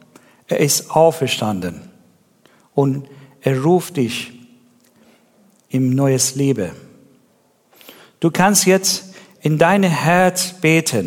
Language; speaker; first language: German; non-native, learner; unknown